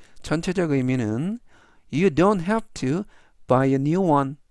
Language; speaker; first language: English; non-native, fluent; Korean